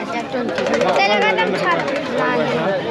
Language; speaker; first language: English; non-native, learner; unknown